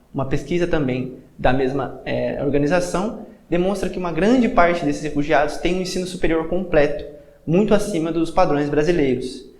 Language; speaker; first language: Portuguese; native; Portuguese